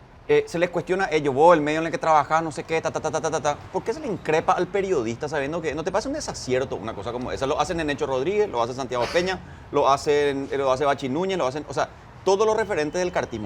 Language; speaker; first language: Spanish; native; Spanish